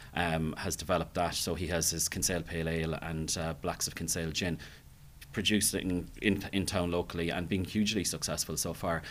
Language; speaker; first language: English; native; English